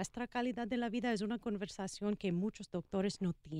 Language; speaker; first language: Spanish; non-native, learner; English